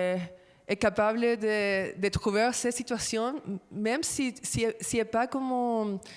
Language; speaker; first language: French; non-native, fluent; Spanish